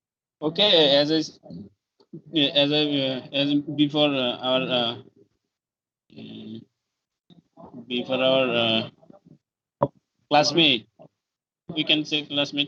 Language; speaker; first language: English; non-native, learner; Bangla